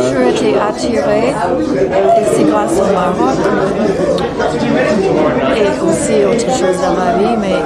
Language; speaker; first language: French; non-native, fluent; English